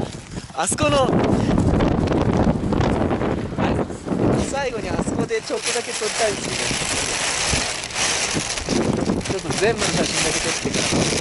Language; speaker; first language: Japanese; native; Japanese